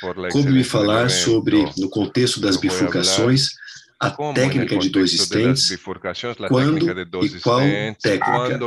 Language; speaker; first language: Portuguese; non-native, fluent; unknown